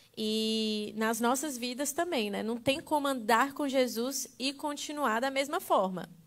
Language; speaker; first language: Portuguese; native; Portuguese